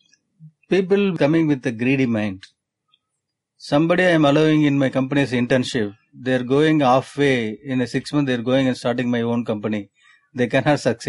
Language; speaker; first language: English; non-native, local second language; Tamil